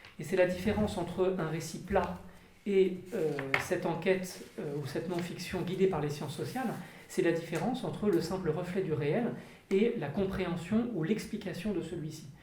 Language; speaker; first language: French; native; French